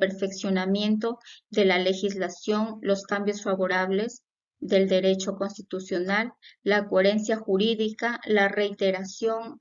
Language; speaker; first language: Spanish; native; Spanish